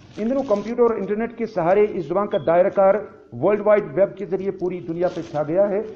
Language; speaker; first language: Urdu; non-native, local second language; Kashmiri